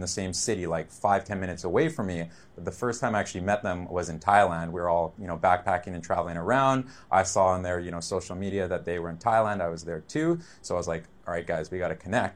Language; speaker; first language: English; native; English